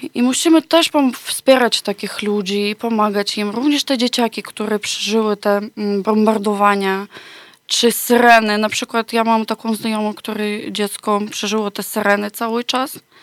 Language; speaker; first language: Polish; non-native, fluent; Ukrainian